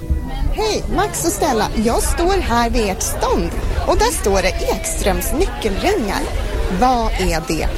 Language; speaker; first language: Swedish; native; Swedish